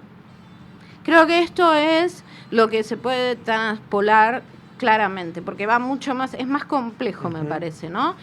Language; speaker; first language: Spanish; native; Spanish